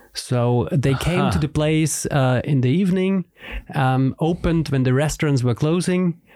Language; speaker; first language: English; non-native, fluent; German